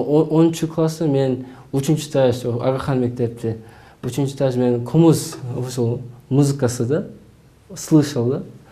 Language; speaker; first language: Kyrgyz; non-native, learner; Korean